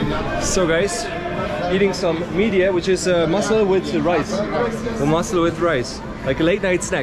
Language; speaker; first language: English; non-native, fluent; German